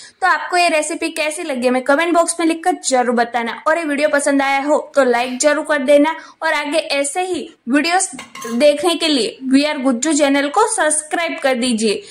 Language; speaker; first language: Hindi; non-native, local second language; Gujarati